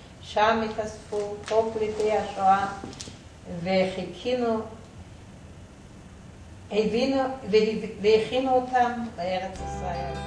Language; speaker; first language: Hebrew; non-native, fluent; Yiddish